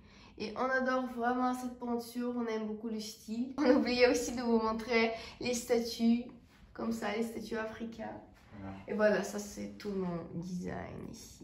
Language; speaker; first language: French; non-native, fluent; Estonian